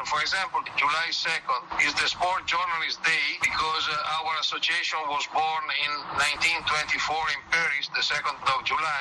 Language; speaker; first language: English; non-native, fluent; Italian